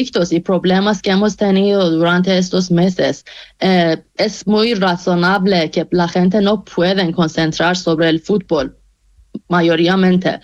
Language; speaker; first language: Spanish; non-native, fluent; Persian